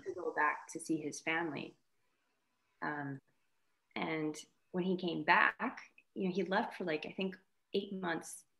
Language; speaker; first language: English; native; English